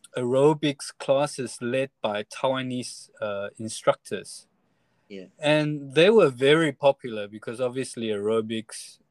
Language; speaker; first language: English; non-native, fluent; Chinese